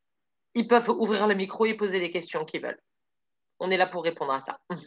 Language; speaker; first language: French; native; French